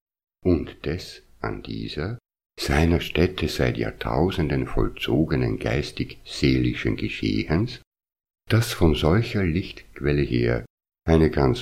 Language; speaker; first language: German; native; German